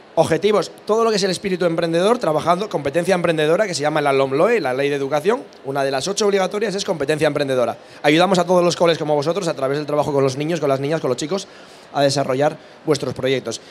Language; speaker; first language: Spanish; native; Spanish